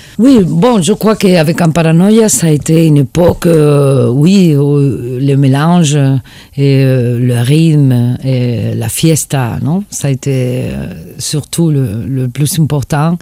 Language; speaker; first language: French; non-native, fluent; Spanish